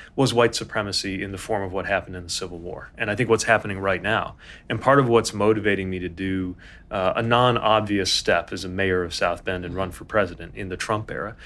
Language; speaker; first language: English; native; English